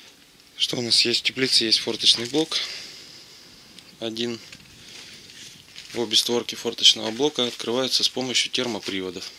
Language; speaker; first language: Russian; native; Russian